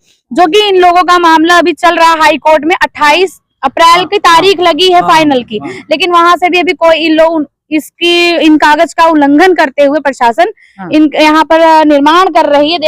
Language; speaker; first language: Hindi; native; Hindi